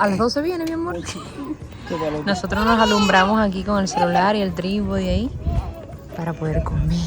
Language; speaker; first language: Spanish; native; Spanish